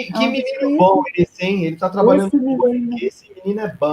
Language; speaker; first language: Portuguese; native; Portuguese